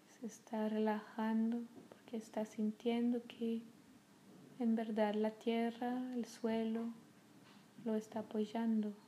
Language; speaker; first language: Spanish; non-native, fluent; French